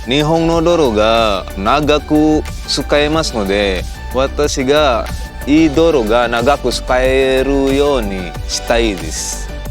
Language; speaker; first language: Japanese; non-native, fluent; Indonesian